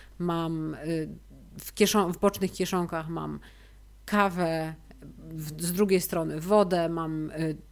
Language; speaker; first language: Polish; native; Polish